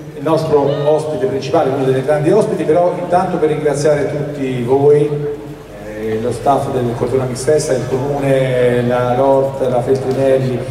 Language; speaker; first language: Italian; native; Italian